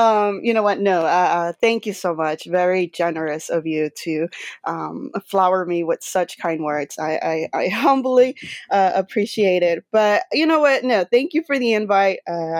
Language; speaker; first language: English; native; English